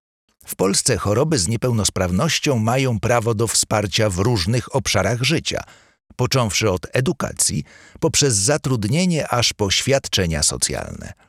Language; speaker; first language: Polish; native; Polish